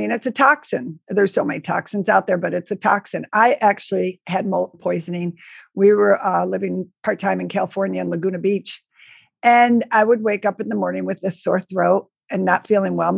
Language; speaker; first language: English; native; English